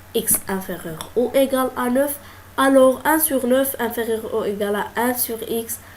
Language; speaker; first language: French; non-native, local second language; Arabic